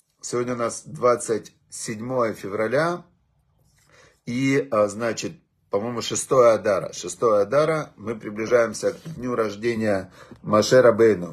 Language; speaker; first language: Russian; native; Russian